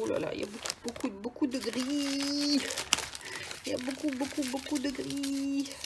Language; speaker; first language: French; native; French